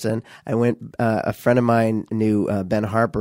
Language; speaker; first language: English; native; English